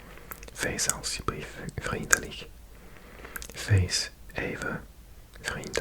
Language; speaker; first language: Dutch; non-native, learner; English